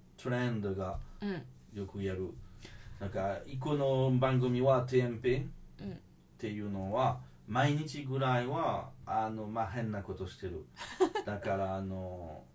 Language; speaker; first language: Japanese; non-native, fluent; French